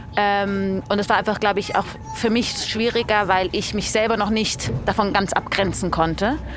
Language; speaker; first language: German; early bilingual, other home language; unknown